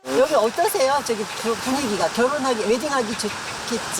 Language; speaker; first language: Korean; non-native, learner; Norwegian